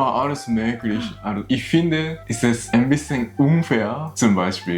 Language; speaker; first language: German; non-native, learner; Japanese